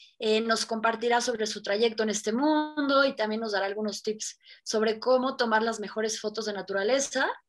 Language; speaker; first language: Spanish; native; Spanish